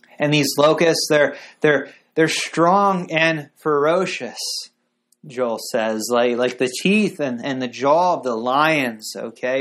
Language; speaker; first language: English; native; English